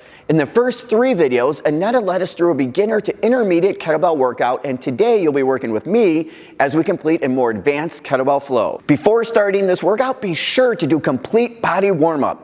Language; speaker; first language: English; native; English